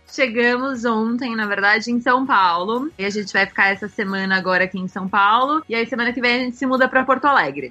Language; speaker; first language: Portuguese; native; Portuguese